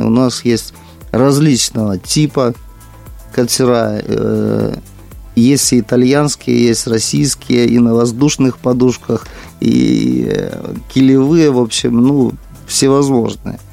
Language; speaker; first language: Russian; native; Russian